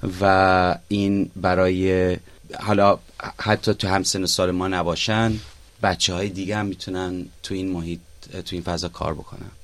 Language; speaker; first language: Persian; non-native, local second language; Arabic